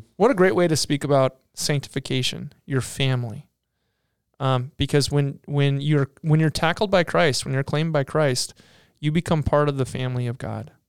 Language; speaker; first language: English; native; English